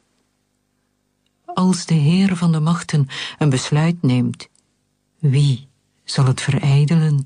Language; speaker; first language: Dutch; native; Dutch